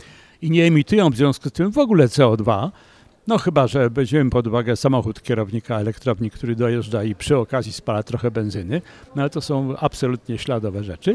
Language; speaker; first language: Polish; native; Polish